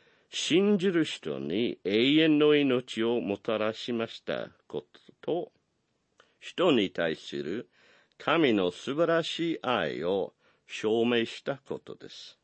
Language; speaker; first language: Japanese; non-native, fluent; English